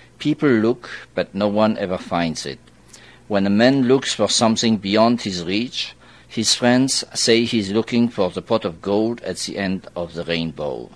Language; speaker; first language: English; non-native, fluent; Swiss German